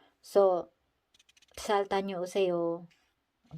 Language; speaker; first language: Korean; non-native, fluent; Filipino